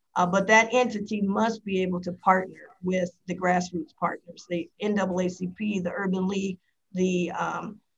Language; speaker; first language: English; native; English